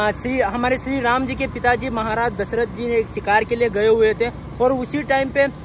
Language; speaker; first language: Hindi; non-native, local second language; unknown